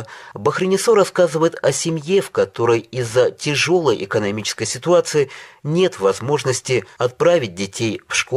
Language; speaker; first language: Russian; non-native, local second language; Tajik